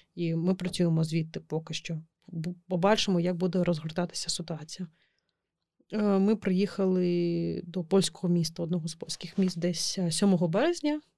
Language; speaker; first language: Ukrainian; non-native, local second language; Crimean Tatar